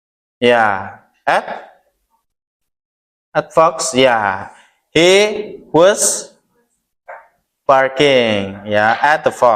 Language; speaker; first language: English; non-native, learner; Indonesian